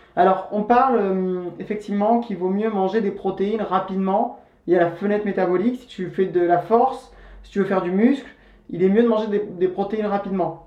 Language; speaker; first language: French; native; French